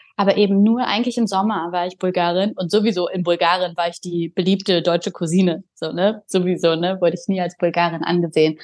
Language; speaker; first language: German; early bilingual, other home language; Bulgarian